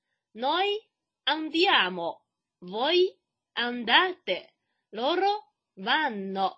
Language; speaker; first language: Italian; non-native, fluent; Chinese